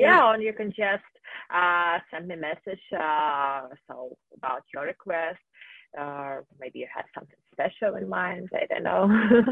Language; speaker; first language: English; non-native, fluent; Russian